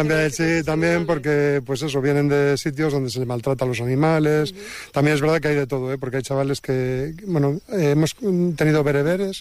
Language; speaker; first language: Spanish; native; Spanish